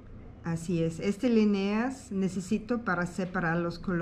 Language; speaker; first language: Spanish; non-native, learner; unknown